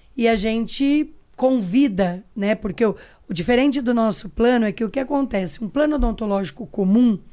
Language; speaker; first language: Portuguese; native; Portuguese